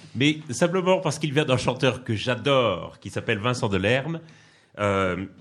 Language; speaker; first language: French; native; French